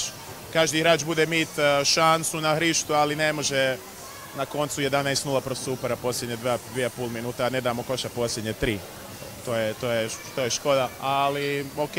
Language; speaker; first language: Czech; non-native, fluent; Croatian